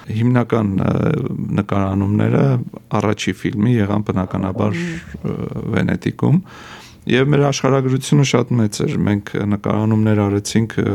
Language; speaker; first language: Armenian; native; Armenian